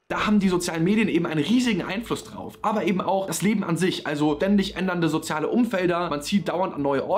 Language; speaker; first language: German; native; German